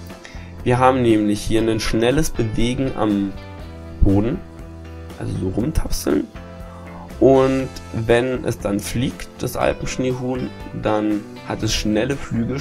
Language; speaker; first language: German; native; German